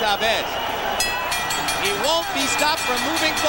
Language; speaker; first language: English; native; English